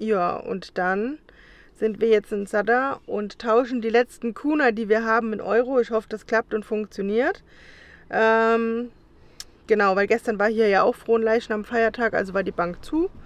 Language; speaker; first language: German; native; German